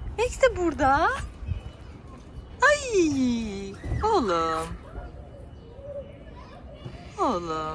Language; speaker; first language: Turkish; native; Turkish